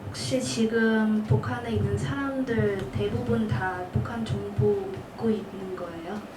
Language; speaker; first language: Korean; non-native, fluent; Cantonese